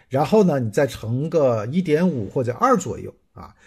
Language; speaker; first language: Chinese; native; Chinese